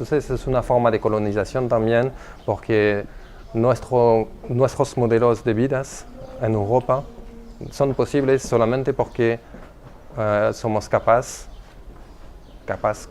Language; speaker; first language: Spanish; non-native, fluent; French